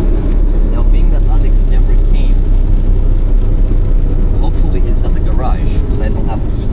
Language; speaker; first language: English; non-native, local second language; Italian